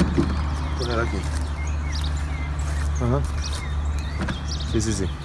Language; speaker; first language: Spanish; non-native, learner; Romanian